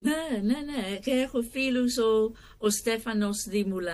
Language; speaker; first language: Greek; non-native, learner; English